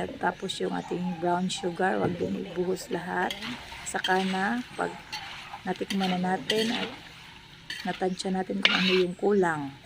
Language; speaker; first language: Filipino; non-native, local second language; Cebuano